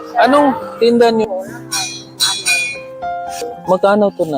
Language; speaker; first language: Filipino; non-native, learner; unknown